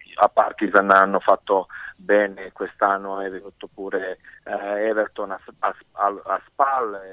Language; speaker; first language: Italian; non-native, fluent; Serbian